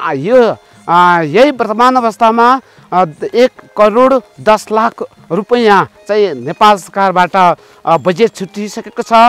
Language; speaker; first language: Nepali; non-native, local second language; Limbu